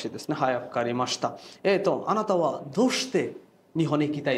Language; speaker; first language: Japanese; non-native, fluent; Bangla